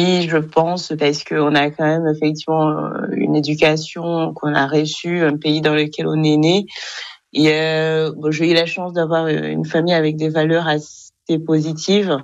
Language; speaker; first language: French; non-native, local second language; Kinyarwanda